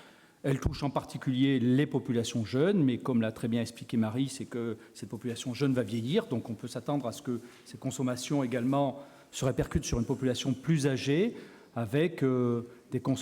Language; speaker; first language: French; native; French